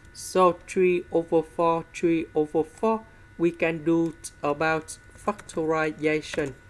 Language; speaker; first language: English; non-native, fluent; Vietnamese